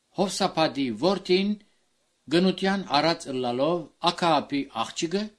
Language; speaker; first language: Armenian; native; Armenian